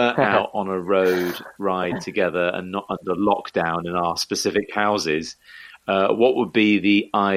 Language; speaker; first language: English; native; English